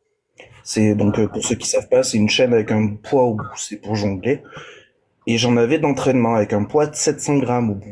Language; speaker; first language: French; native; French